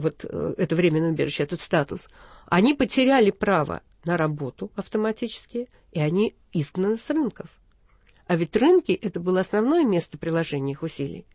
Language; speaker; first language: Russian; native; Russian